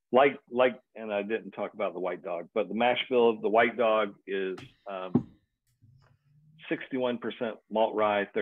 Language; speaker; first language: English; native; English